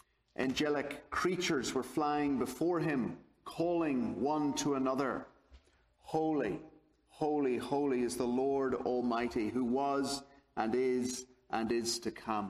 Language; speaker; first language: English; native; English